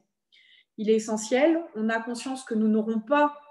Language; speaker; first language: French; native; French